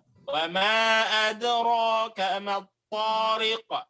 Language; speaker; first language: Arabic; non-native, fluent; Indonesian